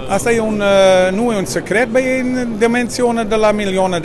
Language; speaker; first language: Romanian; non-native, learner; Dutch